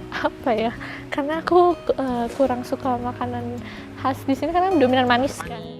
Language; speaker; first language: Indonesian; native; Indonesian